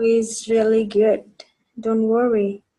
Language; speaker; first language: English; non-native, fluent; Vietnamese